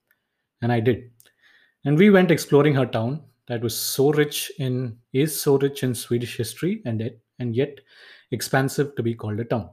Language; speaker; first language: English; non-native, local second language; Tamil